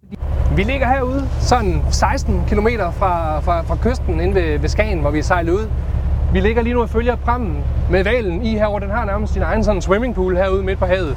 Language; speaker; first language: Danish; native; Danish